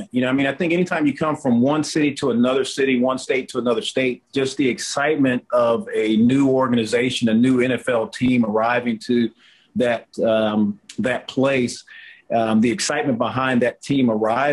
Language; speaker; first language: English; native; English